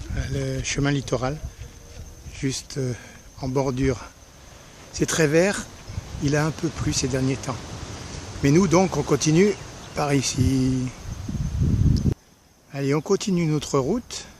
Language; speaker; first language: French; native; French